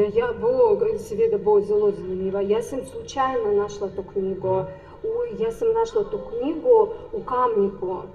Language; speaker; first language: Slovenian; non-native, learner; Russian